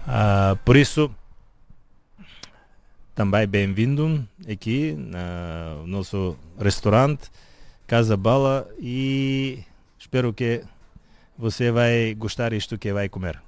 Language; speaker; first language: Portuguese; non-native, fluent; Bulgarian